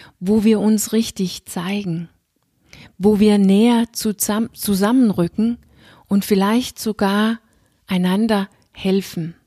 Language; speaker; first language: German; non-native, fluent; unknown